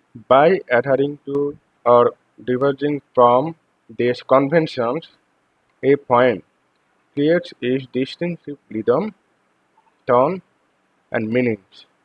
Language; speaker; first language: English; non-native, local second language; Bangla